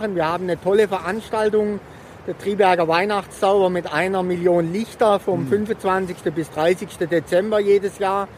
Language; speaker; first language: German; native; German